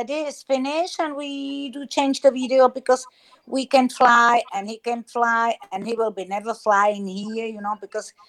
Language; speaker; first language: English; non-native, learner; German